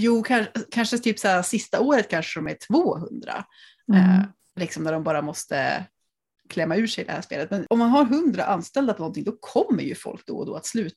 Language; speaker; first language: Swedish; native; Swedish